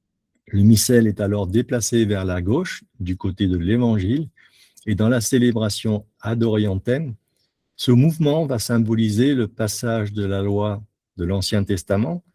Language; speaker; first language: French; native; French